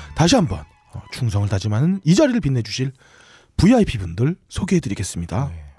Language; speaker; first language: Korean; native; Korean